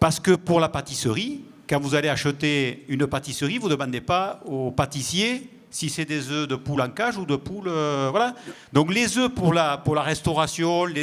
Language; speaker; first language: French; native; French